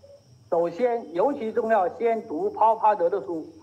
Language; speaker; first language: Chinese; native; Chinese